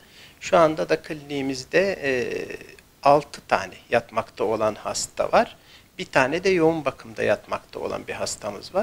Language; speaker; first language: Turkish; native; Turkish